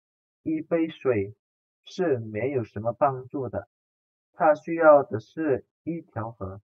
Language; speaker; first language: Chinese; non-native, fluent; Indonesian